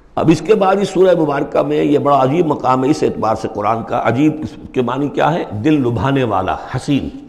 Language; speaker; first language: Urdu; native; Urdu